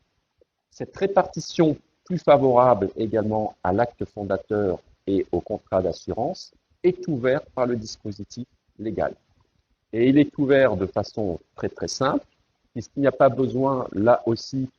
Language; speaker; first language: French; native; French